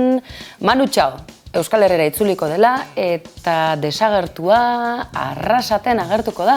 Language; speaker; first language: Basque; native; Basque